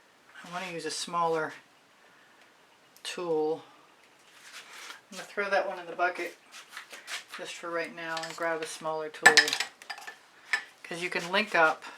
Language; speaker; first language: English; native; English